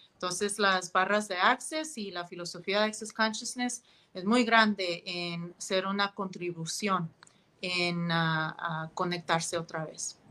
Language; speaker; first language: Spanish; early bilingual, heritage; Spanish